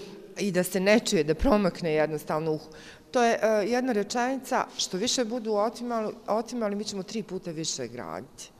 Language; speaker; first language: Croatian; native; Croatian